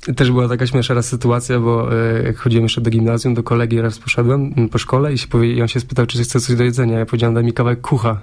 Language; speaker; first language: Polish; native; Polish